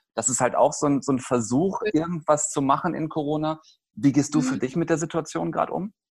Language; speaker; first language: German; native; German